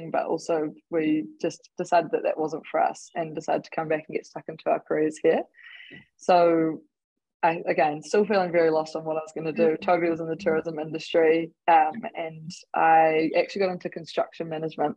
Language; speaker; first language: English; native; English